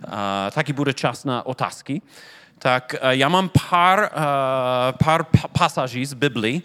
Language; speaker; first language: Czech; non-native, fluent; English